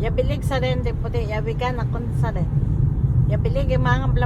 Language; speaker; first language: Danish; non-native, learner; Filipino